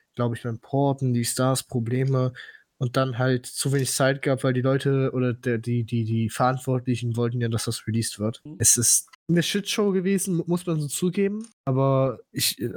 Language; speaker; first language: German; non-native, fluent; Polish